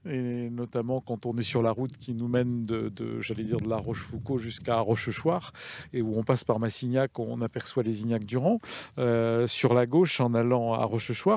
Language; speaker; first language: French; native; French